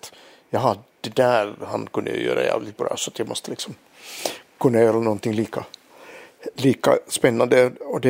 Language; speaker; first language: Swedish; non-native, local second language; Finnish